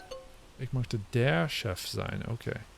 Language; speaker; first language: German; non-native, learner; English